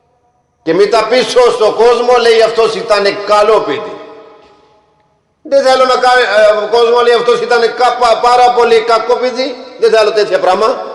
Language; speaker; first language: Greek; non-native, learner; Punjabi